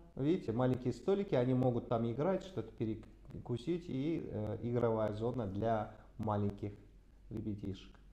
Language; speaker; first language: Russian; non-native, local second language; Kazakh